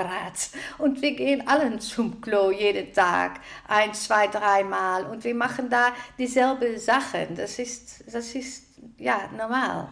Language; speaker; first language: German; non-native, fluent; Dutch